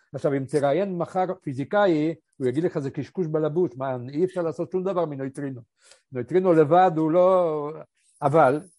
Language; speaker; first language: Hebrew; early bilingual, other home language; Polish